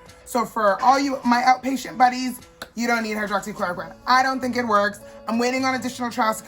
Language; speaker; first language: English; native; English